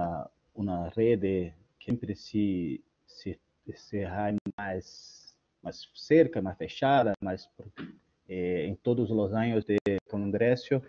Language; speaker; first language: Spanish; non-native, learner; Portuguese